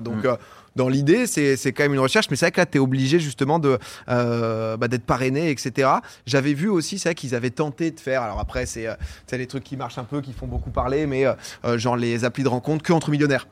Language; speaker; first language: French; native; French